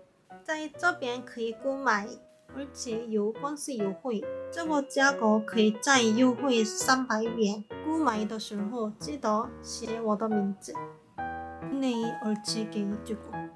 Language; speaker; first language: Chinese; non-native, learner; Korean